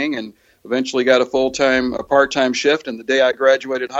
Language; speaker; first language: English; native; English